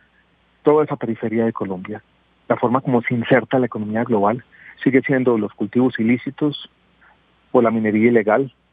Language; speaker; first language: Spanish; native; Spanish